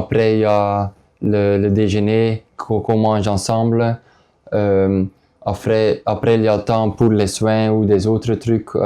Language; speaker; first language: French; non-native, local second language; Dutch